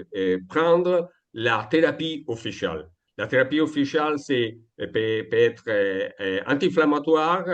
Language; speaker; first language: French; non-native, fluent; Italian